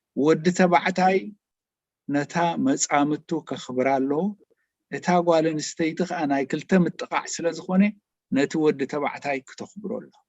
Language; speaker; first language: Tigrinya; native; Tigrinya